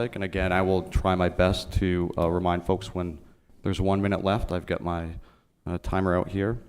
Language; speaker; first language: English; native; English